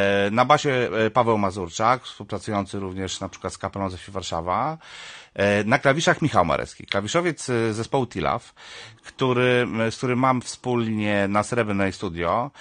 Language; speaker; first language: Polish; native; Polish